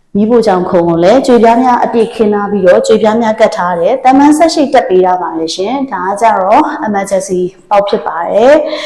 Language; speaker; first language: Burmese; native; Burmese